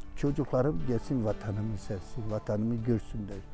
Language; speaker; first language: Turkish; native; Turkish